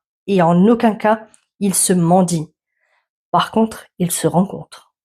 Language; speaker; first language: French; native; French